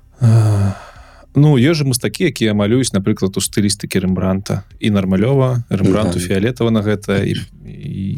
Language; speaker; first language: Belarusian; non-native, local second language; Russian